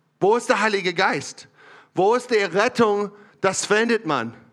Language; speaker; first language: German; non-native, learner; English